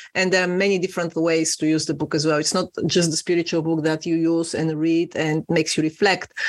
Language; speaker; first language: English; non-native, fluent; Bulgarian